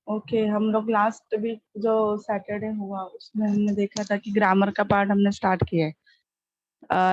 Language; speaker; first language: Hindi; non-native, local second language; Marathi